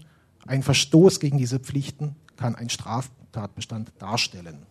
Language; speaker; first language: German; native; German